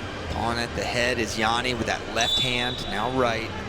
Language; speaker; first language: English; native; English